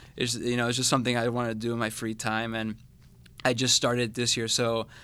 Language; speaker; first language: English; non-native, fluent; Spanish